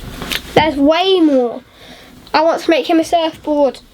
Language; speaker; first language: English; native; English